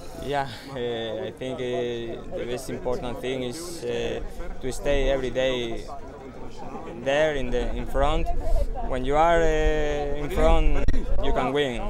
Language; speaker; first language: English; non-native, learner; Spanish